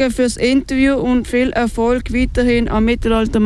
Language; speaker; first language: German; native; German